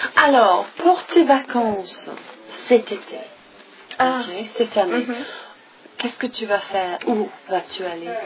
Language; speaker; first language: French; non-native, fluent; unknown